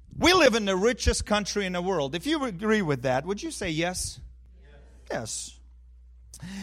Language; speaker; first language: English; early bilingual, other home language; Ukrainian